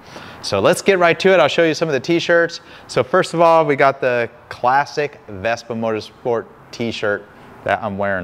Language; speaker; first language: English; native; English